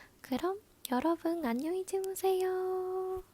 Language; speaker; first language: Korean; non-native, learner; Japanese